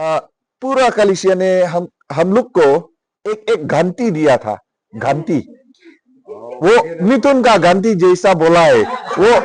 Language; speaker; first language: Hindi; non-native, local second language; Khasi